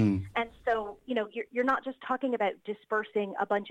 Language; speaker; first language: English; native; English